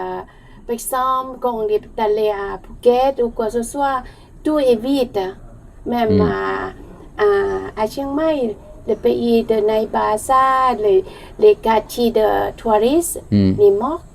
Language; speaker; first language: French; non-native, learner; Thai